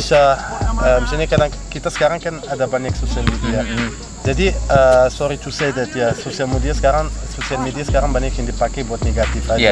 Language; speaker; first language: Indonesian; non-native, fluent; Arabic